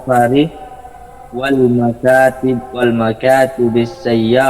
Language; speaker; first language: Arabic; non-native, learner; Indonesian